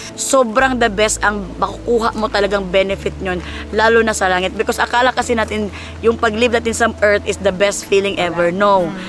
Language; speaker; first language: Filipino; native; Filipino